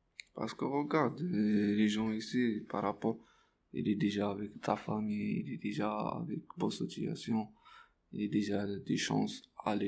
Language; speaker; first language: French; non-native, learner; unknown